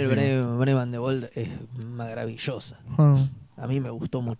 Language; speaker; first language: Spanish; native; Spanish